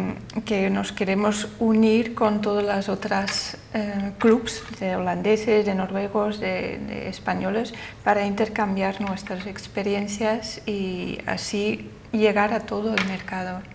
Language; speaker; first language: Spanish; non-native, fluent; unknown